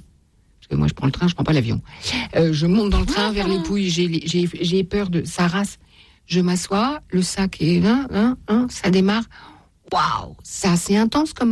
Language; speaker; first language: French; native; French